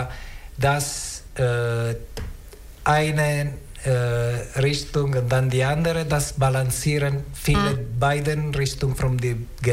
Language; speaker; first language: German; non-native, learner; Italian